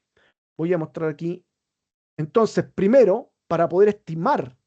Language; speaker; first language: Spanish; native; Spanish